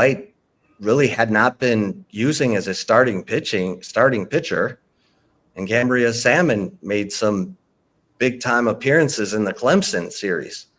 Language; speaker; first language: English; native; English